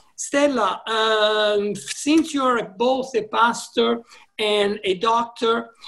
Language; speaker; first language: English; non-native, fluent; Italian